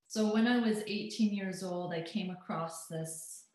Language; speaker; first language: English; native; English